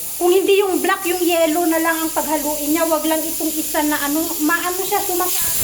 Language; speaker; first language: Filipino; native; Filipino